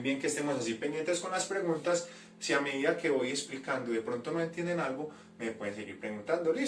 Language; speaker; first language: Spanish; native; Spanish